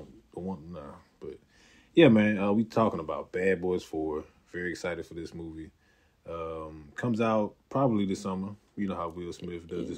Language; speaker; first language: English; native; English